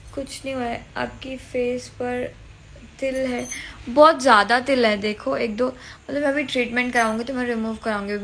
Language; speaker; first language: Hindi; native; Hindi